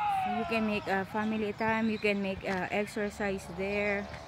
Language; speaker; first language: English; non-native, local second language; Filipino